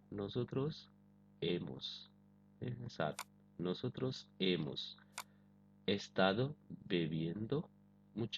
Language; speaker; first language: Spanish; non-native, fluent; Urdu